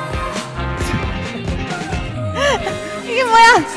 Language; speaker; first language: Korean; non-native, fluent; Chinese